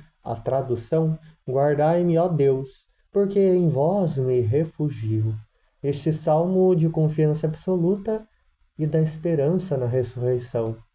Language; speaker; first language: Portuguese; native; Portuguese